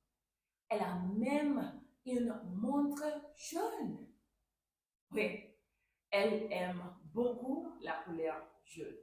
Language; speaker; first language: French; non-native, fluent; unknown